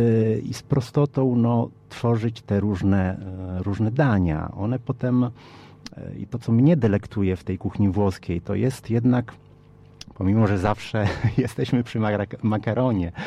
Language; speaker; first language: Polish; early bilingual, heritage; Polish